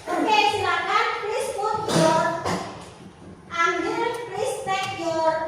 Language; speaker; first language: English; non-native, learner; Indonesian